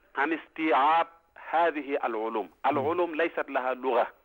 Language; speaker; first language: Arabic; non-native, fluent; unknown